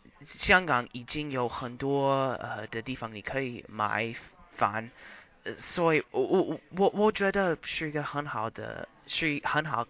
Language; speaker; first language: Chinese; non-native, learner; English